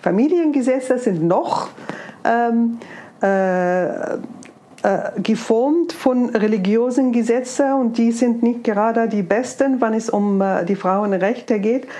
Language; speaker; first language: German; non-native, fluent; Arabic